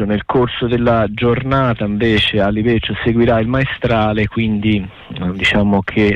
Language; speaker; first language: Italian; native; Italian